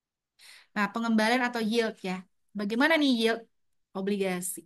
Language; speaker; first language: Indonesian; native; Indonesian